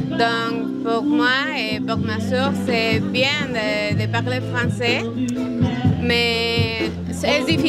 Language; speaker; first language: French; non-native, learner; Spanish